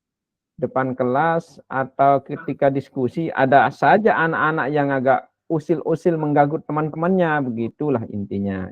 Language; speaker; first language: Indonesian; non-native, local second language; Sasak